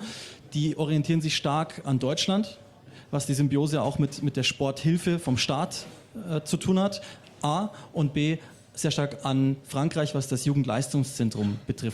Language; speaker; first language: German; native; German